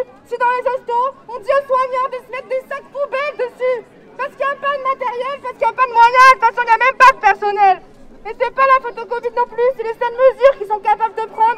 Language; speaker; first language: French; native; French